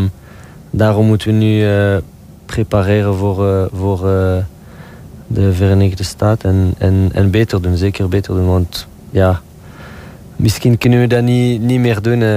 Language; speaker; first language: Dutch; non-native, local second language; French